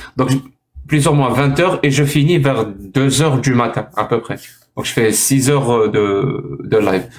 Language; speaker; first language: French; non-native, local second language; Arabic